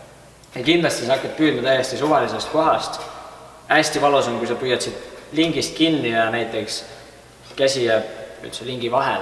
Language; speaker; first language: Estonian; native; Estonian